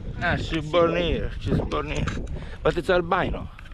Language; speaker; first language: English; non-native, fluent; Italian